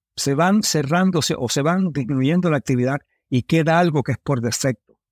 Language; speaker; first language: Spanish; early bilingual, heritage; Spanish